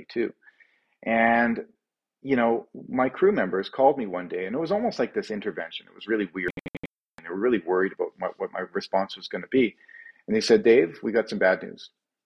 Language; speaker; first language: English; native; English